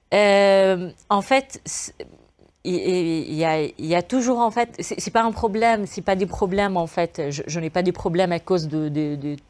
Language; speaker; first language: French; non-native, fluent; Arabic